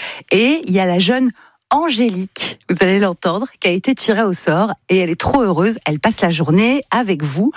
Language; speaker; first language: French; native; French